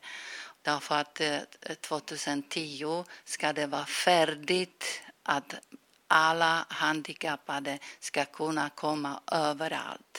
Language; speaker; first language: Swedish; non-native, fluent; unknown